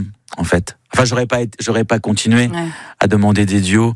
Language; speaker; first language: French; native; French